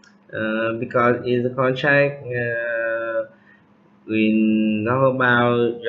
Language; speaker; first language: English; non-native, learner; Vietnamese